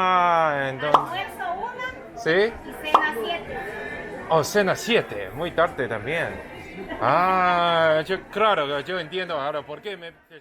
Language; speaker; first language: Spanish; non-native, learner; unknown